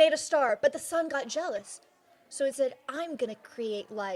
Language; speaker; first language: English; native; English